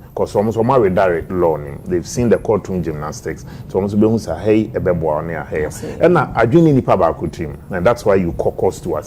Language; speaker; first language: English; non-native, local second language; Akan